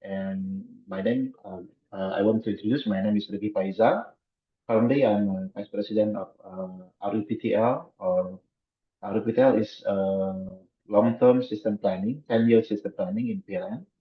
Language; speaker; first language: English; non-native, fluent; Indonesian